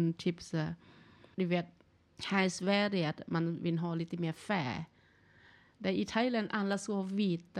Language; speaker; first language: Swedish; non-native, learner; Thai